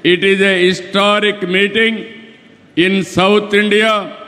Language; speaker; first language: English; non-native, local second language; Telugu